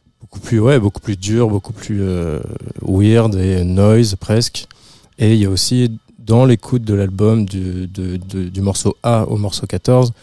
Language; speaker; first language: French; native; French